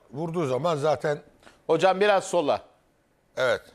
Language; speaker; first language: Turkish; native; Turkish